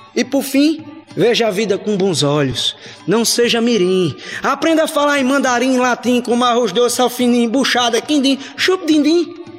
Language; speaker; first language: Portuguese; native; Portuguese